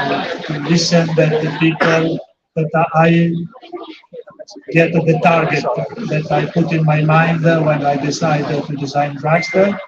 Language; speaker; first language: English; non-native, fluent; Italian